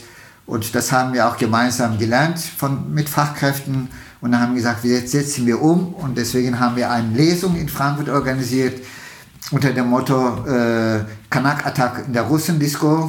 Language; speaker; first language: German; non-native, fluent; Turkish